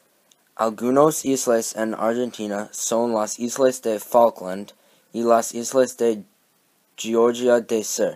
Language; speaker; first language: Spanish; non-native, learner; English